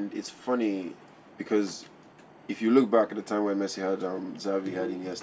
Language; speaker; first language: English; non-native, local second language; Yoruba